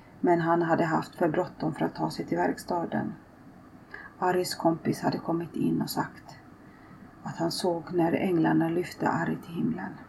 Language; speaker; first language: Swedish; early bilingual, other home language; Finnish